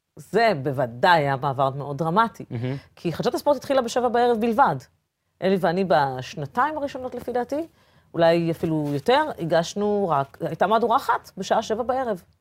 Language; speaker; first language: Hebrew; early bilingual, other home language; Portuguese